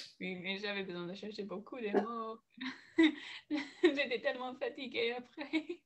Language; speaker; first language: French; non-native, learner; English